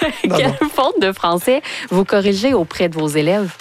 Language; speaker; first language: French; native; French